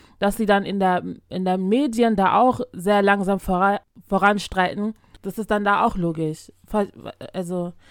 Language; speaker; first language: German; early bilingual, other home language; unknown